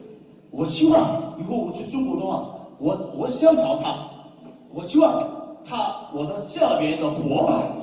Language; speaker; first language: Chinese; non-native, learner; Korean